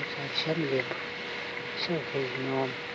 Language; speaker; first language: Portuguese; non-native, local second language; Tsonga